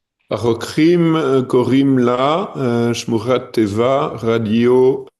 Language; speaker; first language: Hebrew; non-native, learner; French